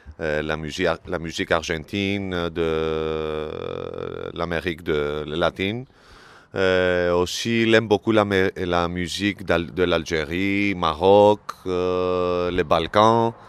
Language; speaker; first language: French; non-native, learner; Greek